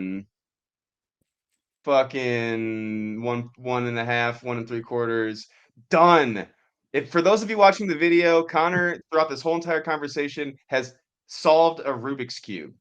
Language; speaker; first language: English; native; English